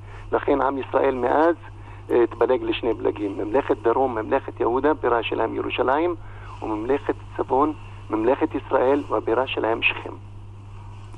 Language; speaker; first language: Hebrew; non-native, local second language; Arabic